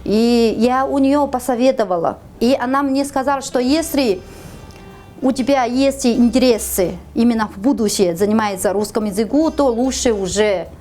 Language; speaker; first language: Russian; non-native, fluent; Chinese